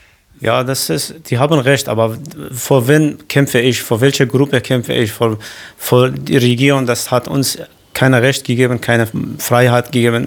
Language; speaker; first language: German; non-native, learner; Kurdish